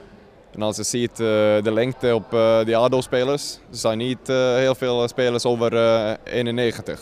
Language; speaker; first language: Dutch; non-native, fluent; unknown